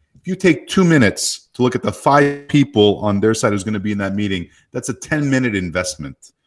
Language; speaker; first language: English; native; English